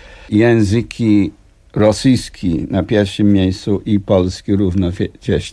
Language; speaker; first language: Polish; non-native, fluent; English